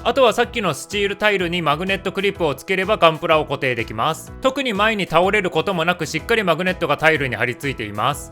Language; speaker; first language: Japanese; native; Japanese